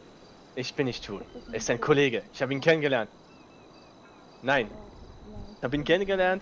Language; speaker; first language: German; native; German